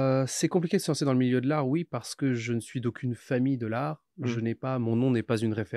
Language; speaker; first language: French; native; French